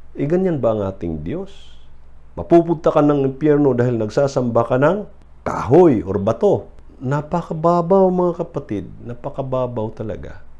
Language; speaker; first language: Filipino; native; Filipino